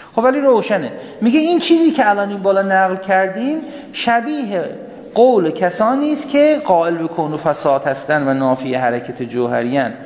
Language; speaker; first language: Persian; non-native, local second language; Azerbaijani